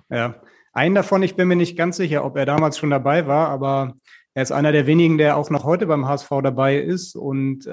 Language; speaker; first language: German; native; German